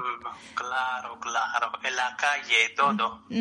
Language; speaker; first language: Spanish; non-native, learner; Arabic